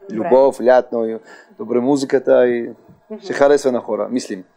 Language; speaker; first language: Bulgarian; non-native, learner; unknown